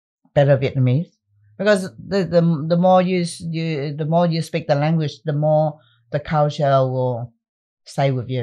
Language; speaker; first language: English; non-native, fluent; Vietnamese